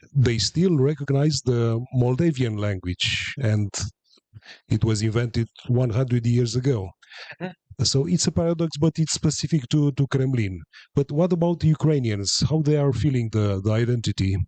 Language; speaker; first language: English; non-native, fluent; Romanian